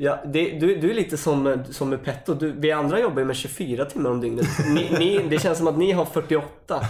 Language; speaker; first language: Swedish; native; Swedish